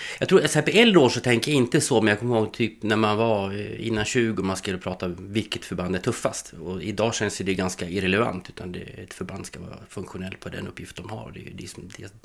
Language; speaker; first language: Swedish; native; Swedish